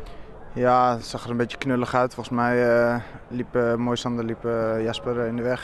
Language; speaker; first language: Dutch; native; Dutch